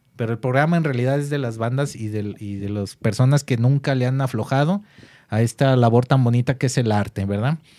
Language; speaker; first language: Spanish; native; Spanish